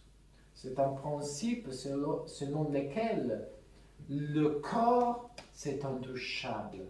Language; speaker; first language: French; non-native, fluent; Italian